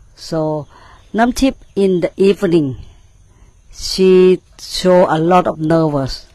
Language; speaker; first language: English; non-native, learner; Thai